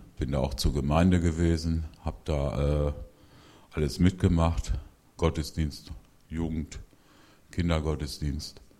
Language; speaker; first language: German; early bilingual, other home language; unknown